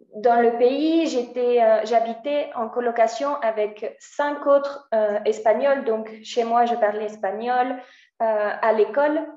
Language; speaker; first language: Spanish; non-native, fluent; French